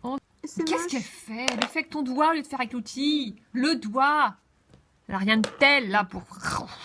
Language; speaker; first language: French; native; French